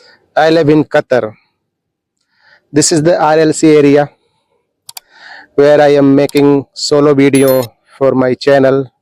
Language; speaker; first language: English; non-native, local second language; Hindi